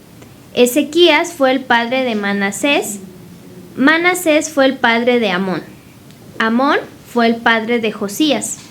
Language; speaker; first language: Spanish; native; Spanish